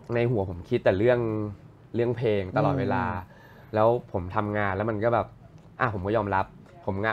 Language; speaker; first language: Thai; native; Thai